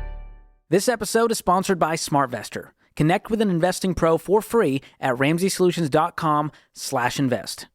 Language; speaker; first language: English; native; English